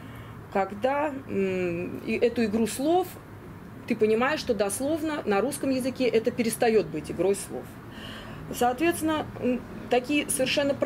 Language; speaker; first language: Russian; native; Russian